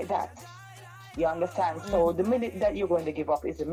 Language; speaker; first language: English; non-native, local second language; Jamaican Creole English